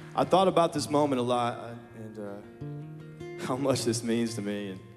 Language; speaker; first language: English; native; English